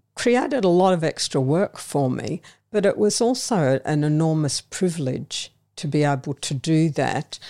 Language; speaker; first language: English; native; English